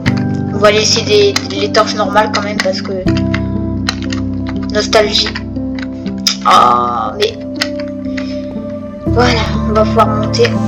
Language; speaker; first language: French; native; French